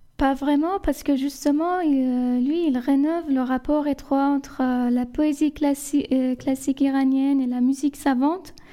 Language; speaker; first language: French; non-native, fluent; Persian